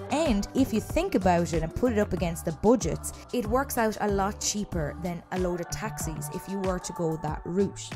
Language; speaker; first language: English; native; English